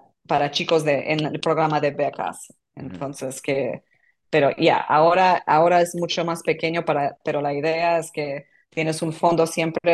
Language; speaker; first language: Spanish; non-native, fluent; English